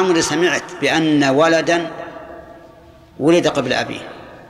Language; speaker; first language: Arabic; native; Arabic